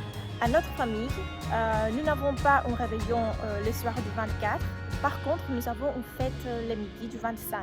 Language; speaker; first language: French; non-native, learner; Greek